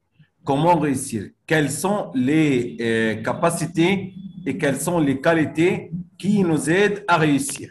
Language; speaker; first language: French; non-native, fluent; Arabic